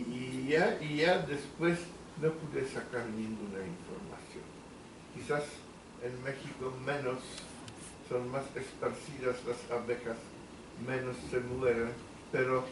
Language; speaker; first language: Spanish; non-native, fluent; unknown